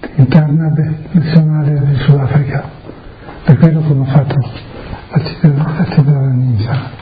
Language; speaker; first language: Italian; native; Italian